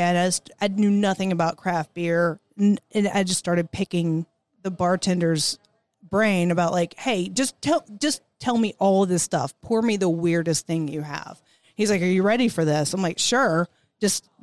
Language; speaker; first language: English; native; English